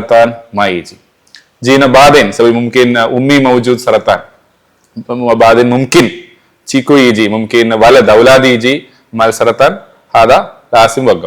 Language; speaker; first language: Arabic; non-native, learner; Malayalam